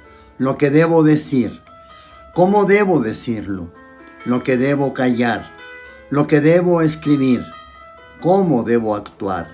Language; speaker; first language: Spanish; native; Spanish